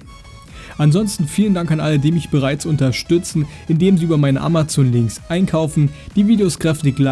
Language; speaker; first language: German; native; German